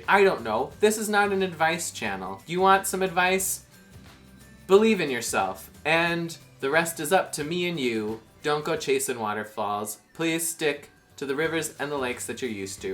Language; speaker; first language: English; native; English